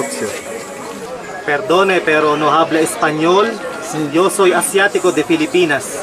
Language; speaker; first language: Spanish; non-native, learner; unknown